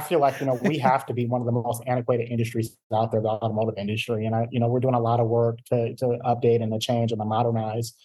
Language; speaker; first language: English; native; English